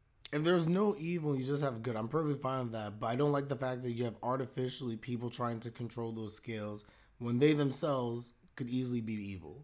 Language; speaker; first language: English; native; English